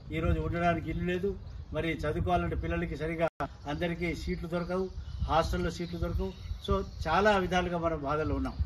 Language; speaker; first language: Telugu; non-native, local second language; Lambadi